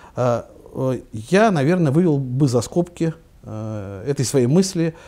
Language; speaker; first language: Russian; native; Russian